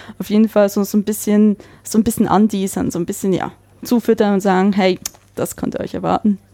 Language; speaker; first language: German; native; German